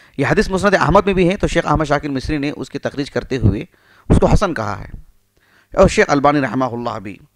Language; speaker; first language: Urdu; native; Urdu